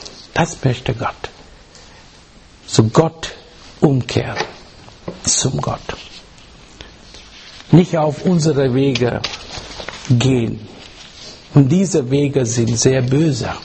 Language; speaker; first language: German; non-native, learner; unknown